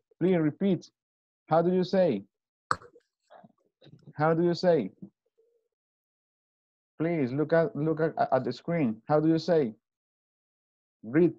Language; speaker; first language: English; non-native, fluent; Spanish